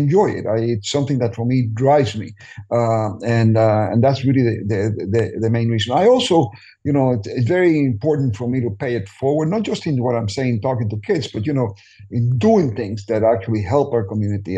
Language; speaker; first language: English; non-native, fluent; Spanish